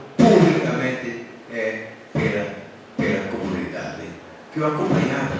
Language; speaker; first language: Portuguese; native; Portuguese